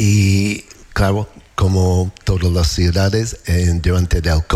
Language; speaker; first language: Spanish; non-native, learner; English